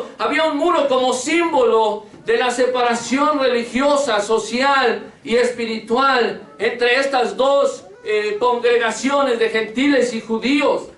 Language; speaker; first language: Spanish; native; Spanish